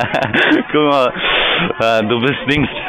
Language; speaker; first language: German; native; German